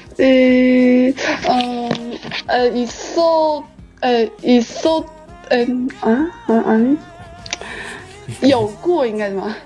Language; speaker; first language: Korean; non-native, learner; Chinese